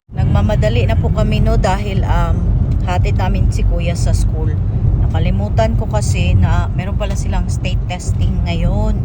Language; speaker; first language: Filipino; native; Filipino